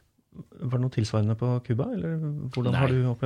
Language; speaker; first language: Norwegian; native; Norwegian